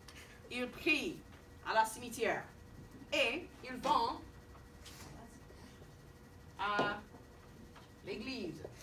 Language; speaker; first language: French; non-native, fluent; English